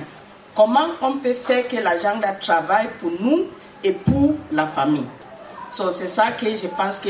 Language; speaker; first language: French; non-native, learner; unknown